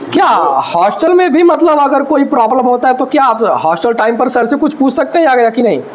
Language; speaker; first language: Hindi; native; Hindi